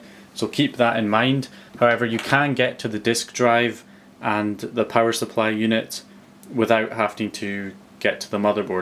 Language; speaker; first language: English; native; English